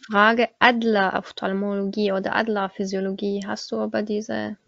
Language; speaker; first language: German; non-native, learner; Arabic